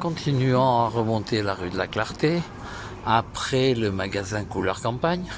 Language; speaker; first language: French; native; French